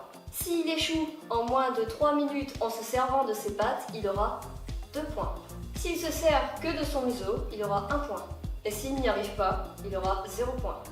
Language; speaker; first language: French; native; French